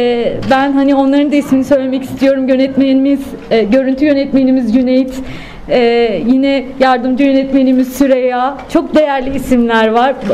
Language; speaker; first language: Turkish; native; Turkish